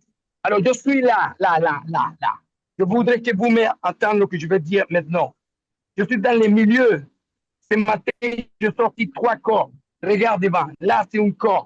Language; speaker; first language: French; non-native, learner; Spanish